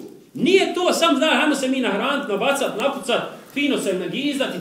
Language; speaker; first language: Serbian; native; Serbian